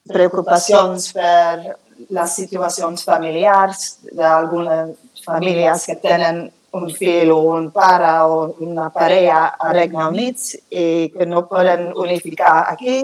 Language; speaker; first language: Catalan; non-native, fluent; English